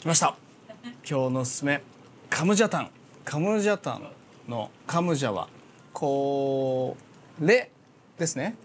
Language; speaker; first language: Japanese; native; Japanese